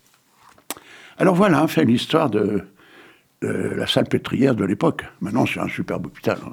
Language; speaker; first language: French; native; French